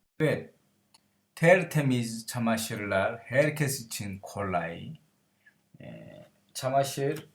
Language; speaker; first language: Turkish; non-native, learner; Korean